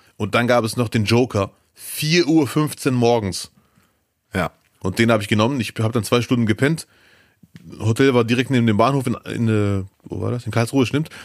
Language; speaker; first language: German; early bilingual, other home language; Arabic